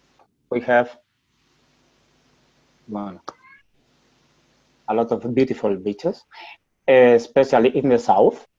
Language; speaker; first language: English; non-native, learner; Spanish